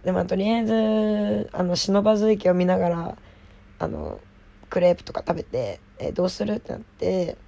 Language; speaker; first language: Japanese; native; Japanese